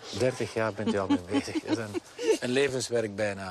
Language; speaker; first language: Dutch; native; Dutch